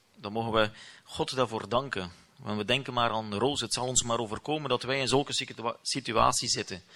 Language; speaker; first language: Dutch; native; Dutch